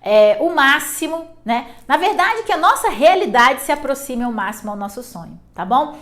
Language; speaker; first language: Portuguese; native; Portuguese